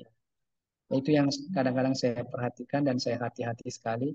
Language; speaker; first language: Indonesian; native; Indonesian